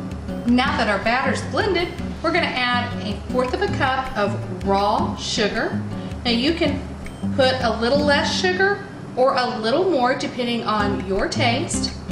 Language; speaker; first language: English; native; English